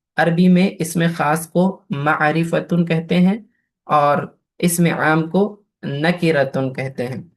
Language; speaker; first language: Urdu; native; Urdu